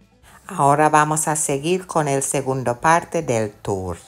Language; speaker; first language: Spanish; non-native, fluent; English